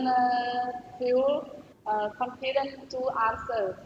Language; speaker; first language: English; non-native, learner; Vietnamese